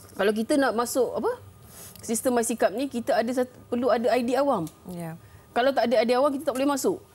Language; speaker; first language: Malay; native; Malay